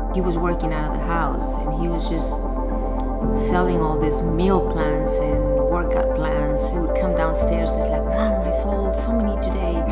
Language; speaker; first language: English; native; English